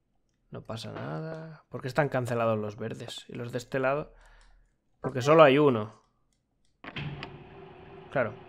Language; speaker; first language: Spanish; native; Spanish